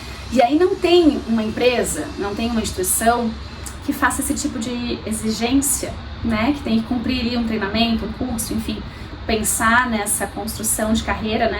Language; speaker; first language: Portuguese; native; Portuguese